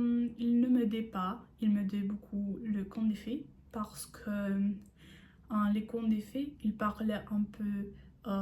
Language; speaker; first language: French; non-native, learner; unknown